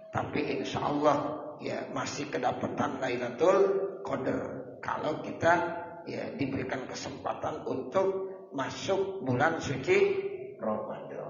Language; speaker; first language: Indonesian; native; Indonesian